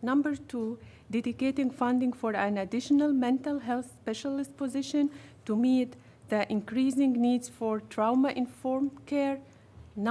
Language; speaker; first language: English; non-native, fluent; Arabic